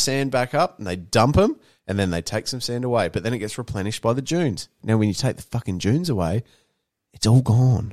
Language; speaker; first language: English; native; English